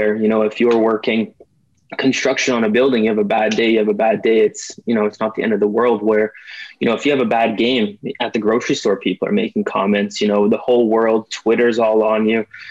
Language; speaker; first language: English; native; English